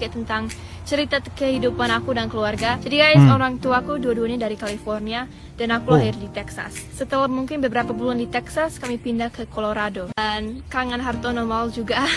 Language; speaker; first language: Indonesian; non-native, fluent; English